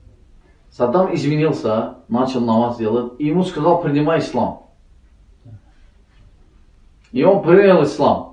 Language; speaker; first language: Russian; non-native, learner; Azerbaijani